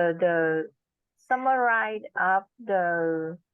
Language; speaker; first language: English; non-native, learner; Vietnamese